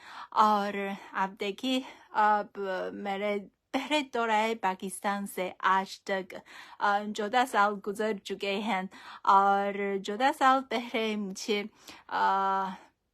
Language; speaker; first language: Urdu; non-native, fluent; Chinese